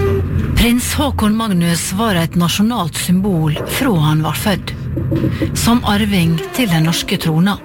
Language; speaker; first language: Norwegian; native; Norwegian